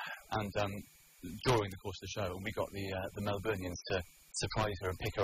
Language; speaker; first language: English; native; English